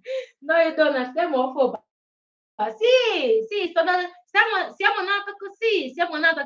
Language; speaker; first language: Italian; non-native, learner; Igbo